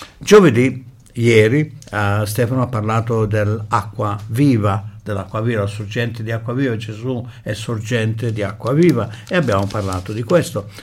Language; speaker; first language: Italian; early bilingual, heritage; Italian